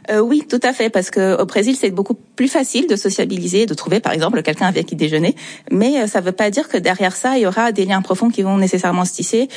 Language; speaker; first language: French; non-native, local second language; Portuguese